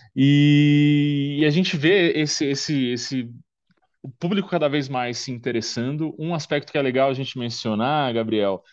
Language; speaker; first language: Portuguese; native; Portuguese